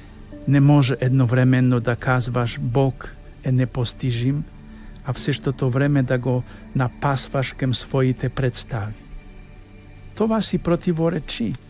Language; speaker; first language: Bulgarian; non-native, fluent; Polish